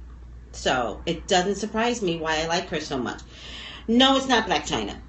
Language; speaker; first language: English; native; English